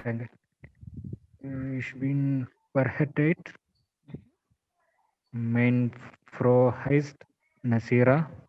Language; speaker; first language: German; non-native, learner; Malayalam